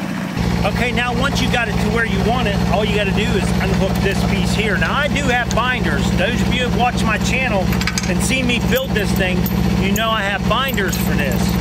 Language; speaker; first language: English; native; English